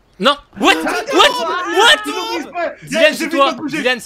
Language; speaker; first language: French; native; French